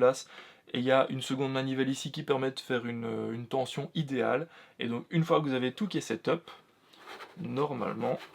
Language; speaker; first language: French; native; French